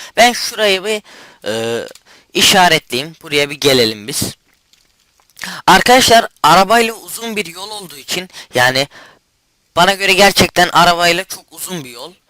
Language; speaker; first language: Turkish; native; Turkish